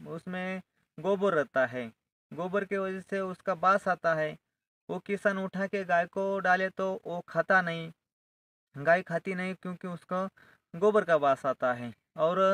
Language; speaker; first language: Hindi; non-native, local second language; Marathi